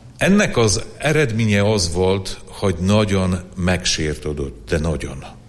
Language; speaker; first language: Hungarian; non-native, fluent; Polish